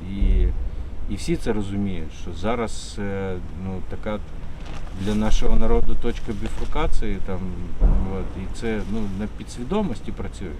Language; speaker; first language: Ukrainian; non-native, local second language; Russian